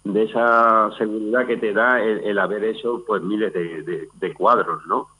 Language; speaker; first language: Spanish; native; Spanish